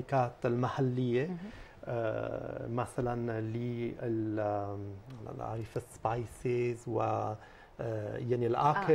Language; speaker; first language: Arabic; non-native, fluent; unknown